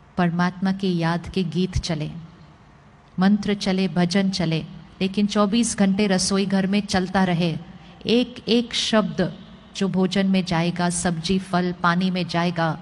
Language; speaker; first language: Hindi; native; Hindi